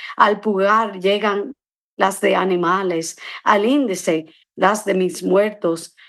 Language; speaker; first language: Spanish; early bilingual, other home language; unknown